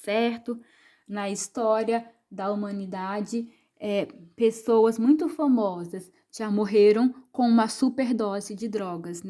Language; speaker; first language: Portuguese; native; Portuguese